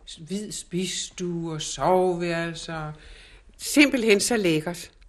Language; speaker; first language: Danish; native; Danish